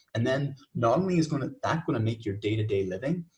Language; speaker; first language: English; native; English